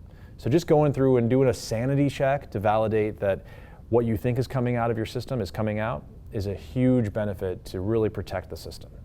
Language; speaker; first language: English; native; English